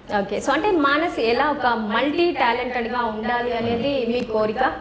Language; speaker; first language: Telugu; native; Telugu